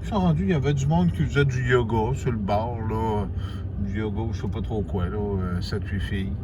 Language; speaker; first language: French; native; French